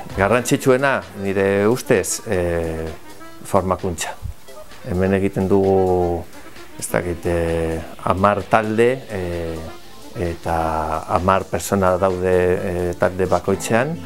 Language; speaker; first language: Basque; non-native, local second language; Spanish